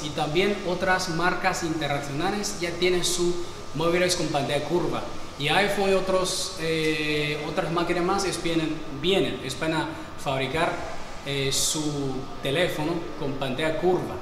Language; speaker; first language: Spanish; non-native, fluent; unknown